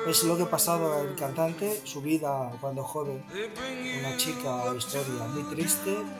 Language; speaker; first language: Spanish; non-native, learner; Chinese